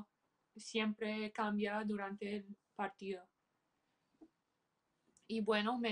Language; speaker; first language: Spanish; early bilingual, heritage; English